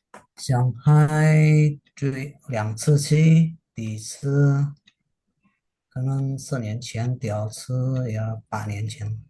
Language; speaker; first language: Chinese; non-native, learner; Indonesian